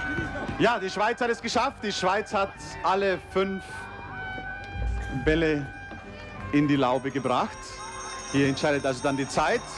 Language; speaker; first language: German; native; German